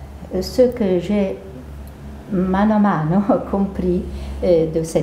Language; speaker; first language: French; non-native, fluent; Italian